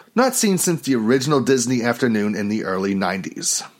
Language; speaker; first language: English; native; English